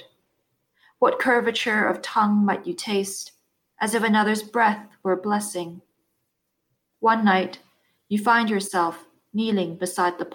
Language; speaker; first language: English; non-native, local second language; Cantonese